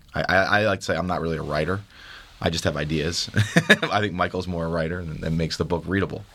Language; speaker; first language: English; native; English